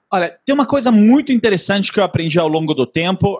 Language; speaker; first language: Portuguese; non-native, fluent; Italian